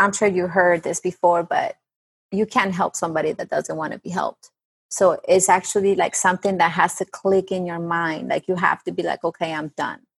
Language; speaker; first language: English; non-native, fluent; Spanish